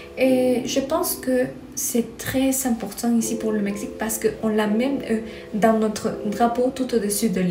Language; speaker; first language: French; non-native, fluent; Spanish